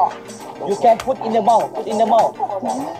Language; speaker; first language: English; non-native, learner; Thai